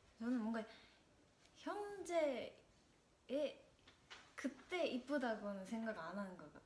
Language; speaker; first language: Korean; non-native, fluent; Japanese